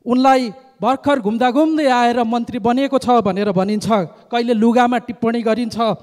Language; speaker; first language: Nepali; native; Nepali